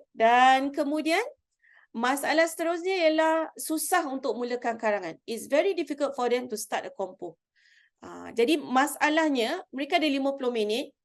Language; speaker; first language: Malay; native; Malay